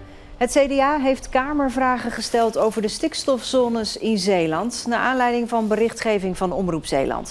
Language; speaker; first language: Dutch; native; Dutch